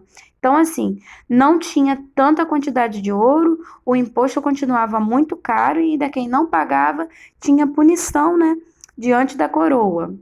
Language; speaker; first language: Portuguese; native; Portuguese